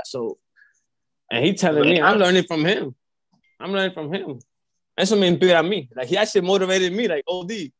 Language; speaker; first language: English; early bilingual, other home language; Spanish